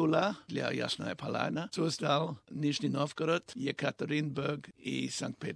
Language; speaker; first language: Russian; non-native, learner; English